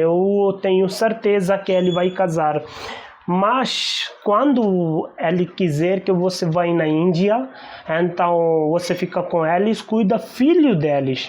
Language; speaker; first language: Portuguese; non-native, learner; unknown